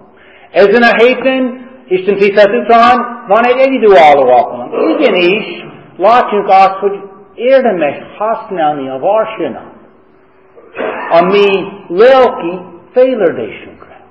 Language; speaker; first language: Hungarian; non-native, fluent; English